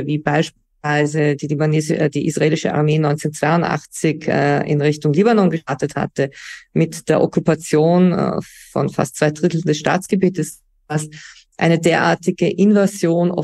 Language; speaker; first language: German; native; German